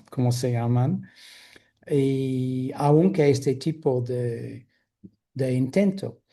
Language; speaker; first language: Spanish; non-native, fluent; English